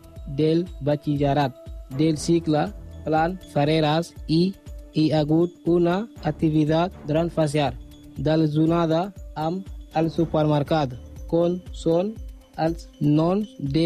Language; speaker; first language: Catalan; non-native, learner; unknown